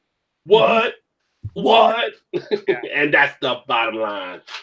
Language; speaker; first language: English; native; English